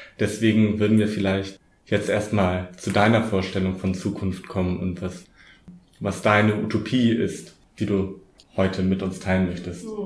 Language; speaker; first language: German; native; German